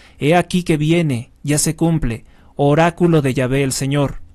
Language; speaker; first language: Spanish; native; Spanish